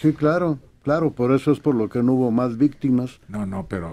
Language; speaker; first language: Spanish; native; Spanish